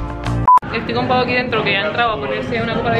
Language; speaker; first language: Spanish; native; Spanish